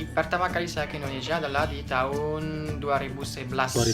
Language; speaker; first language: Indonesian; non-native, fluent; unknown